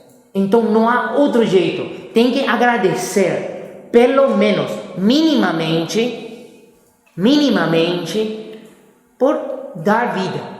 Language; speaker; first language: Portuguese; non-native, fluent; Spanish